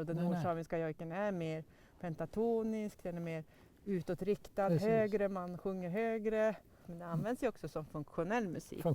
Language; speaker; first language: Swedish; native; Swedish